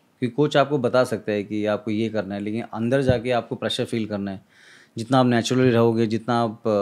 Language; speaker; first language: Hindi; native; Hindi